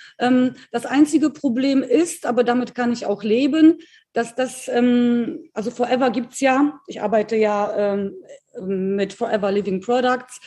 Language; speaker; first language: German; early bilingual, other home language; Polish